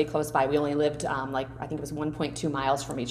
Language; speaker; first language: English; native; English